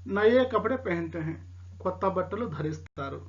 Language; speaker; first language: Telugu; non-native, local second language; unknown